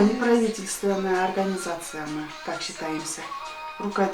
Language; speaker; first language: Russian; non-native, local second language; Kyrgyz